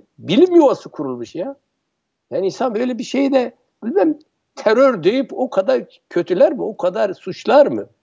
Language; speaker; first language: Turkish; non-native, local second language; Kurdish